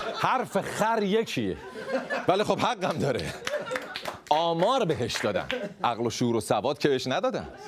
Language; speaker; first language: Persian; native; Persian